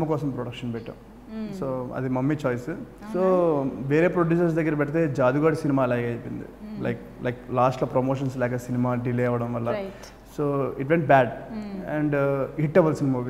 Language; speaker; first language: Telugu; native; Telugu